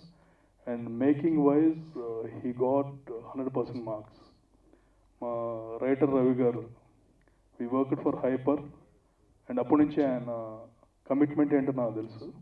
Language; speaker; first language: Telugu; native; Telugu